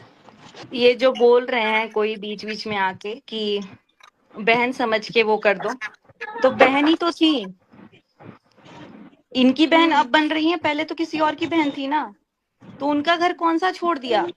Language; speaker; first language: Hindi; native; Hindi